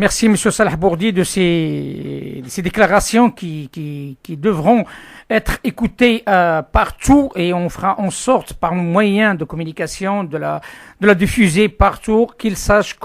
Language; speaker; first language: French; non-native, local second language; Arabic